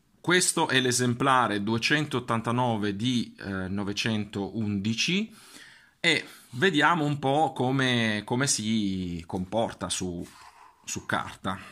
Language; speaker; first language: Italian; native; Italian